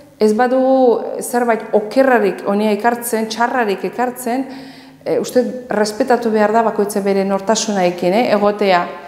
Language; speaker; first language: Basque; non-native, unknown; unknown